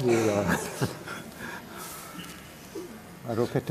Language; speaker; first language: Indonesian; non-native, learner; English